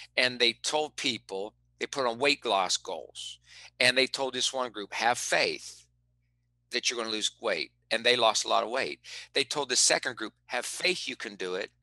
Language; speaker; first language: English; native; English